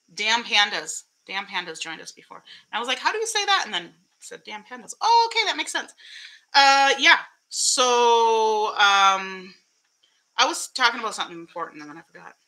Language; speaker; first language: English; early bilingual, other home language; Spanish